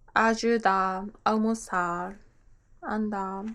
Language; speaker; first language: Portuguese; non-native, learner; Japanese